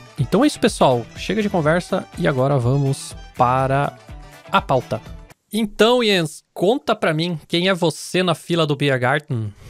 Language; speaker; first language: Portuguese; native; Portuguese